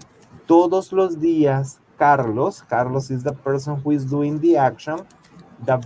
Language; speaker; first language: English; non-native, fluent; Spanish